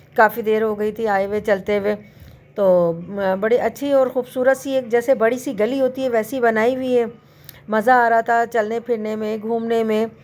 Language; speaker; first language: Urdu; native; Urdu